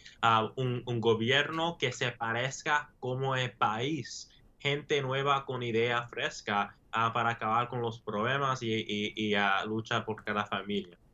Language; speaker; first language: Spanish; early bilingual, heritage; English